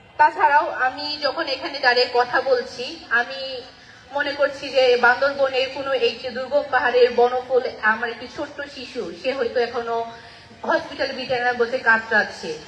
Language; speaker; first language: Bangla; non-native, local second language; Garo